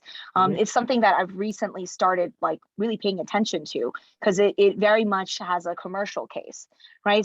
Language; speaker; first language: English; early bilingual, other home language; Chinese